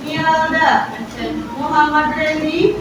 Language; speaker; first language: English; non-native, fluent; Indonesian